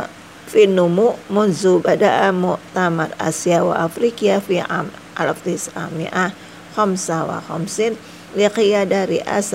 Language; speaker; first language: Arabic; non-native, fluent; Indonesian